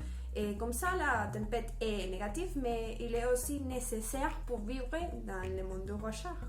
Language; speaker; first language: French; non-native, learner; Spanish